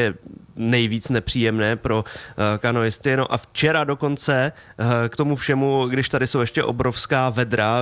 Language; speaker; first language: Czech; native; Czech